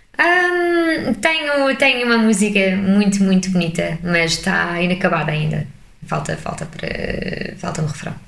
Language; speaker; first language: Portuguese; early bilingual, heritage; English